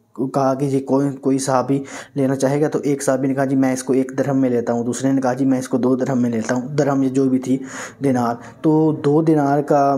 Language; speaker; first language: Urdu; non-native, local second language; Punjabi